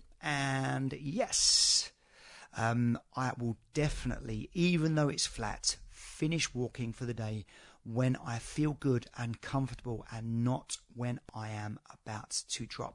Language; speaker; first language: English; native; English